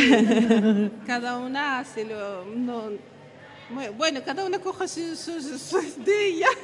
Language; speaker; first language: Spanish; non-native, learner; Arabic